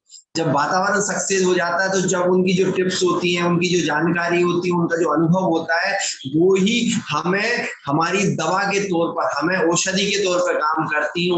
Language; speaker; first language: Hindi; native; Hindi